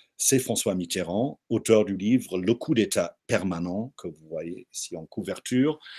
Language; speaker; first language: French; non-native, fluent; German